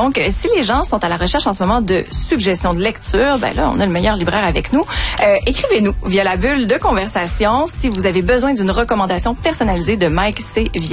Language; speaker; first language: French; native; French